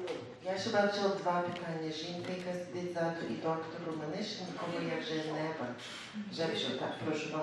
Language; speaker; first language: Ukrainian; early bilingual, heritage; Ukrainian